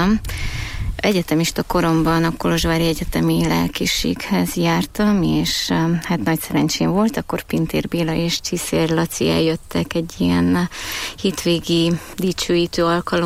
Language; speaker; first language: Hungarian; native; Hungarian